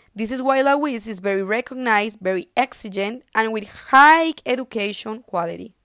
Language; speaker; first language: English; non-native, fluent; Spanish